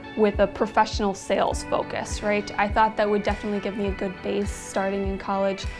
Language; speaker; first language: English; native; English